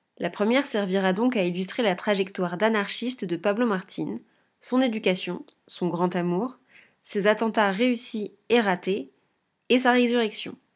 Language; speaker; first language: French; native; French